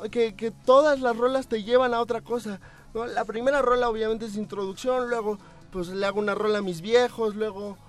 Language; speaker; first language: Spanish; native; Spanish